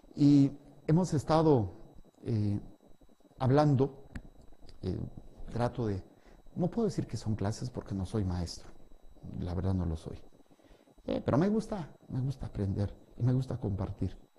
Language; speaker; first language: Spanish; native; Spanish